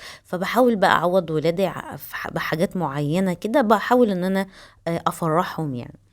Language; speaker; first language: Arabic; native; Arabic